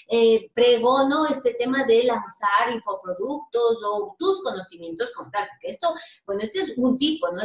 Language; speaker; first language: Spanish; native; Spanish